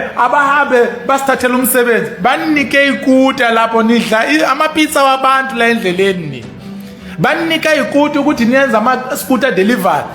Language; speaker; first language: Zulu; early bilingual, other home language; Tsonga